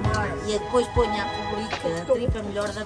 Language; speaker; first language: Portuguese; native; Portuguese